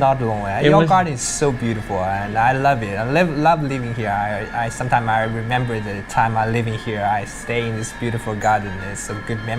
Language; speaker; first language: English; non-native, learner; Chinese